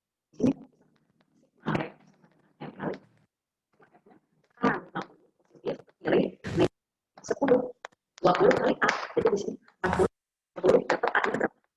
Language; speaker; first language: Indonesian; native; Indonesian